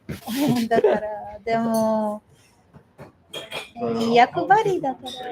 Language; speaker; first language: Japanese; non-native, learner; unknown